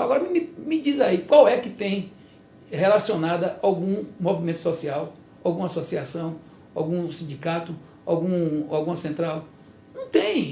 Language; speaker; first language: Portuguese; native; Portuguese